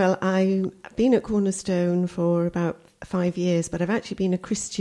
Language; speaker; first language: English; native; English